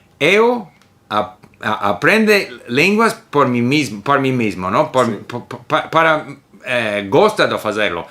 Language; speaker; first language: Portuguese; non-native, learner; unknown